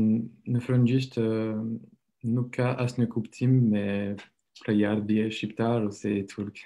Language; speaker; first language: Albanian; non-native, learner; French